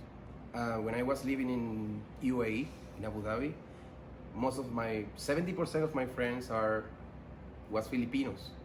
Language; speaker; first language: English; non-native, learner; Spanish